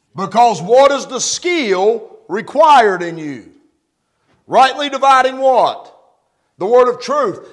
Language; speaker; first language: English; native; English